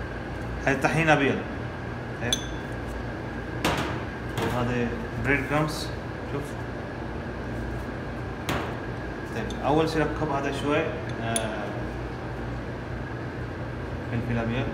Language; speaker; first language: Arabic; non-native, learner; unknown